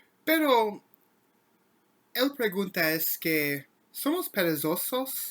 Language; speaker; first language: Spanish; non-native, learner; English